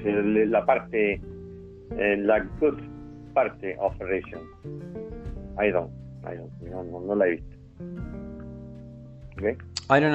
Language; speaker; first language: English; non-native, learner; Spanish